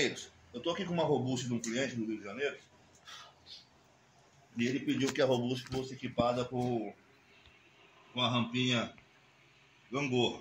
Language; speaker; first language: Portuguese; native; Portuguese